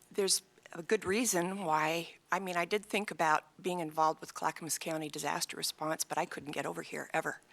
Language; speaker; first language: English; native; English